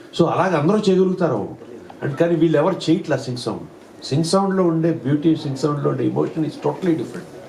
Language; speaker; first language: Telugu; native; Telugu